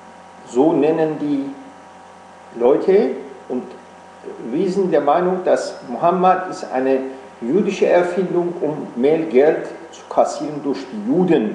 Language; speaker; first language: German; non-native, fluent; Persian